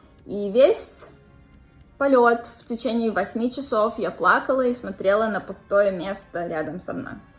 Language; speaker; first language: Russian; native; Russian